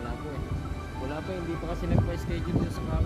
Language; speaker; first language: Filipino; native; Filipino